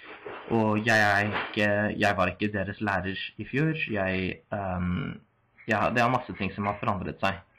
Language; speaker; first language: Norwegian; non-native, fluent; English